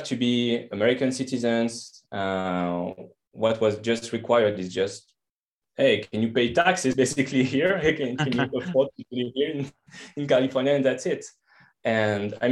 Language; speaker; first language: English; non-native, fluent; French